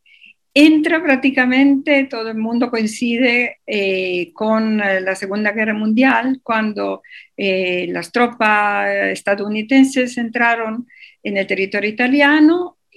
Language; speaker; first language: Spanish; non-native, fluent; Italian